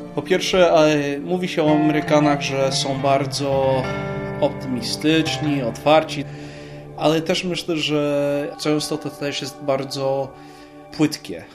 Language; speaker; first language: Polish; early bilingual, other home language; English